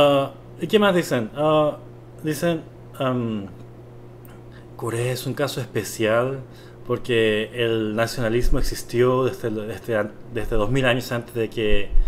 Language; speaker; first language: Spanish; non-native, fluent; Korean